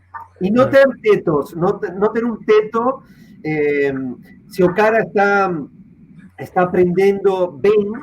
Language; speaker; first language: Portuguese; non-native, fluent; Spanish